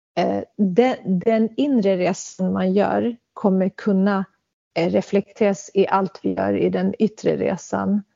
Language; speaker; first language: Swedish; early bilingual, other home language; Central Kurdish